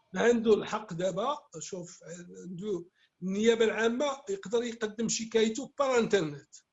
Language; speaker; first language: Arabic; native; Arabic